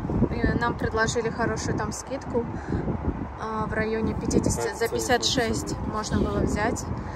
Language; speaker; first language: Russian; native; Russian